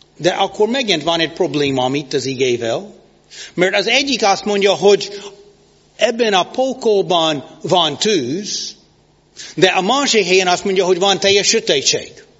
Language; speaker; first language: Hungarian; non-native, learner; English